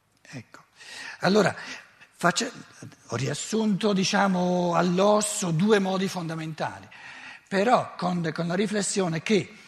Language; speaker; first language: Italian; native; Italian